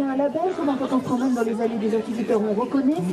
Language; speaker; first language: French; native; French